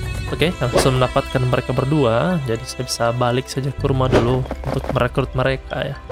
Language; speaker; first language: Indonesian; native; Indonesian